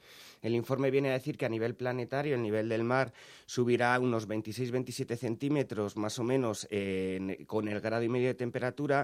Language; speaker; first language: Spanish; native; Spanish